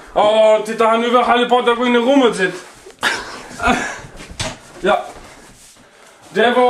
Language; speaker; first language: Norwegian; non-native, learner; Swedish